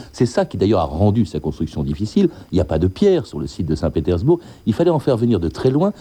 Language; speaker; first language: French; native; French